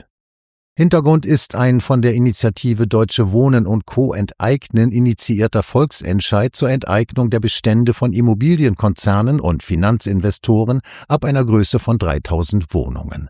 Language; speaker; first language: German; native; German